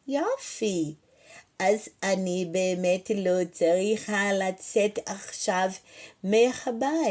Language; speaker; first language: Hebrew; non-native, fluent; Portuguese